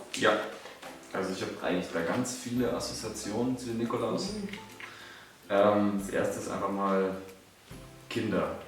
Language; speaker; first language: German; native; German